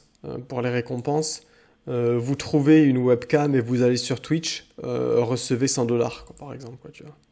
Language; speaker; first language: French; native; French